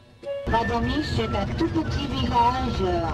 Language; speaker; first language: French; non-native, fluent; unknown